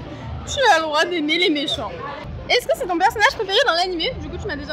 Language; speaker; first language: French; native; French